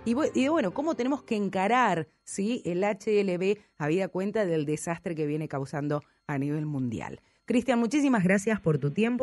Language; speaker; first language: Spanish; native; Spanish